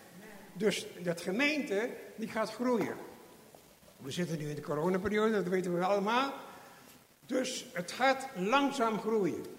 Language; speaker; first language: Dutch; non-native, fluent; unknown